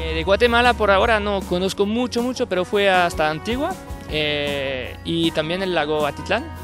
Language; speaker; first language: Spanish; non-native, fluent; French